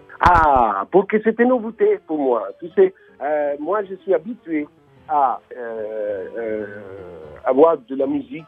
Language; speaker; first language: French; non-native, learner; Italian